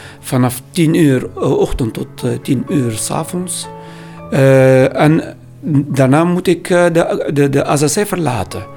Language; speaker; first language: Dutch; non-native, learner; Arabic